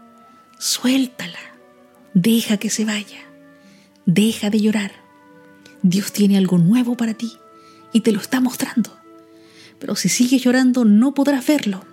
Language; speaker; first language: Spanish; native; Spanish